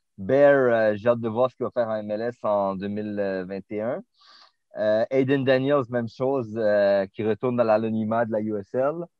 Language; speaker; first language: French; native; French